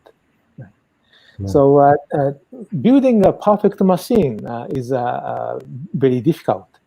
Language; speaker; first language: English; non-native, fluent; Japanese